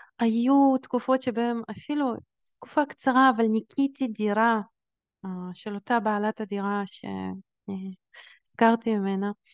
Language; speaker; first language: Hebrew; early bilingual, other home language; Russian